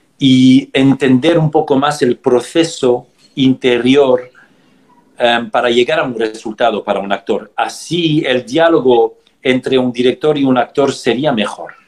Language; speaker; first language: Spanish; early bilingual, heritage; Spanish